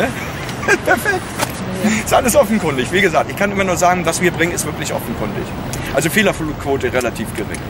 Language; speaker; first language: German; native; German